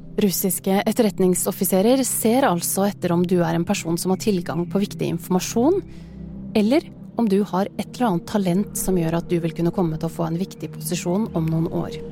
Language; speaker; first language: Norwegian; native; Norwegian